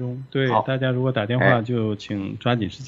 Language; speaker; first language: Chinese; native; Chinese